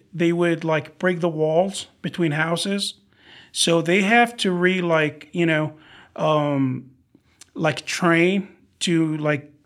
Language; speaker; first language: English; non-native, fluent; Arabic